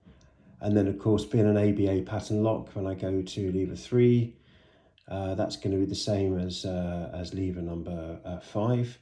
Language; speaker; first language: English; native; English